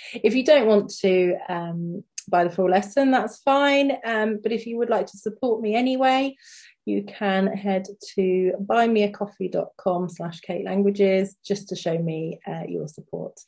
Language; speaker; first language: English; native; English